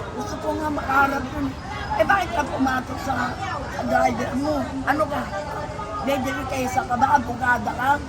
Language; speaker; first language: Filipino; non-native, local second language; Iloko